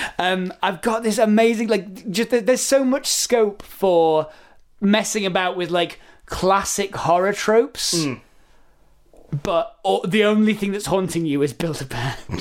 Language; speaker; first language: English; native; English